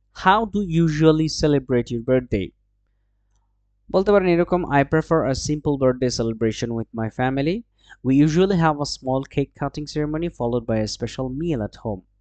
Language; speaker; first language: English; non-native, local second language; Bangla